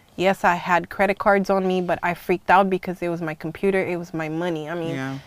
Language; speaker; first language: English; early bilingual, other home language; Haitian Creole